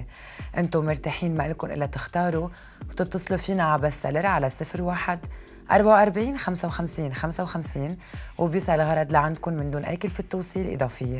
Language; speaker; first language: Arabic; native; Arabic